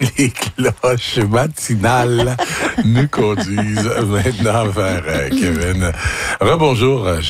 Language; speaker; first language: French; native; French